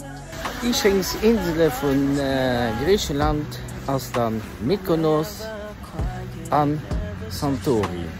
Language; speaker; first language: German; non-native, learner; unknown